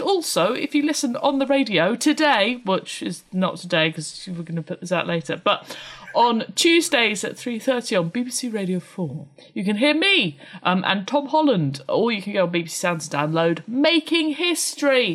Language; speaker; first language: English; native; English